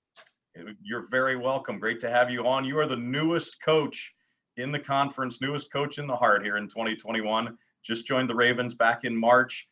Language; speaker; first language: English; native; English